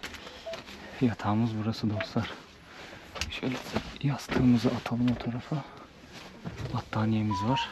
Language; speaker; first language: Turkish; native; Turkish